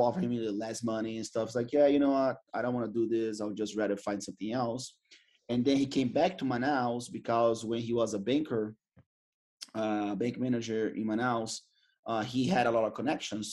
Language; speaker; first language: English; non-native, fluent; Portuguese